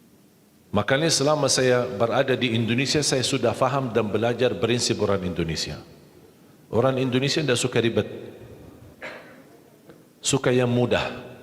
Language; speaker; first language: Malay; non-native, fluent; Arabic